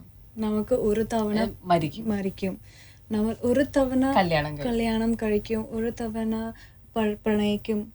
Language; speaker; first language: Malayalam; early bilingual, heritage; Malayalam